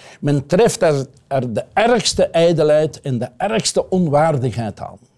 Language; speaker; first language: Dutch; native; Dutch